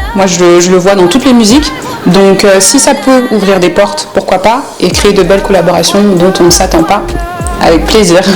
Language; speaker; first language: French; early bilingual, other home language; Lingala